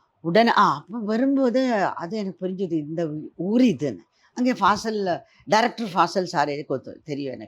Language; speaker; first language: Tamil; non-native, learner; Malayalam